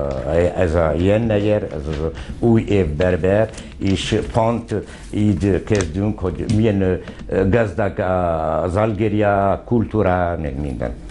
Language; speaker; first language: Hungarian; non-native, fluent; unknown